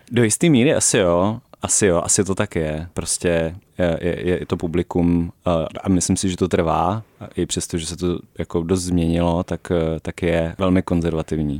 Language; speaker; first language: Czech; native; Czech